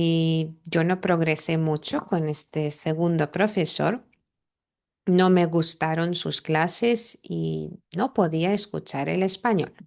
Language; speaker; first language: Spanish; non-native, fluent; Lithuanian